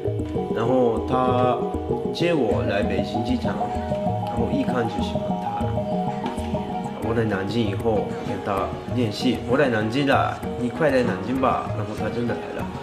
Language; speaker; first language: Chinese; non-native, learner; Japanese